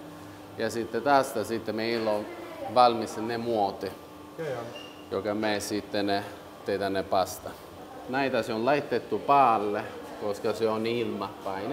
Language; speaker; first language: Finnish; non-native, learner; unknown